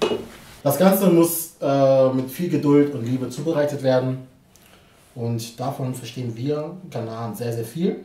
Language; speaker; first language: German; early bilingual, other home language; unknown